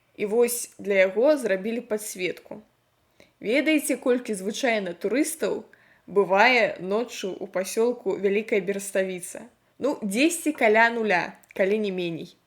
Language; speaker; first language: Belarusian; non-native, local second language; Russian